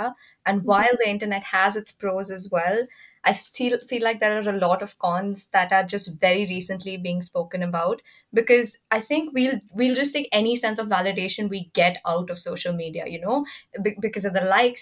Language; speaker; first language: English; non-native, local second language; Hindi